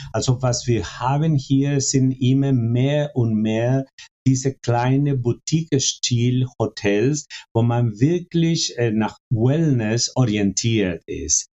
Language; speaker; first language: German; non-native, fluent; Spanish